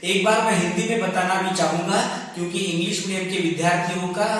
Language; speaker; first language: Hindi; non-native, local second language; Marathi